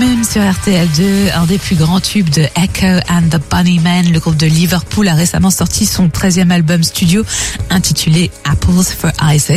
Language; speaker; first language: French; native; French